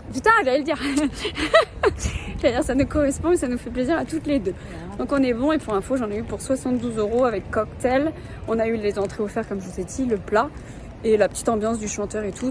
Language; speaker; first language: French; native; French